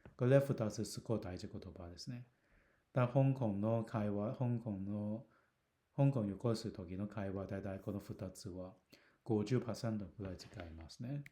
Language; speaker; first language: Japanese; non-native, fluent; Cantonese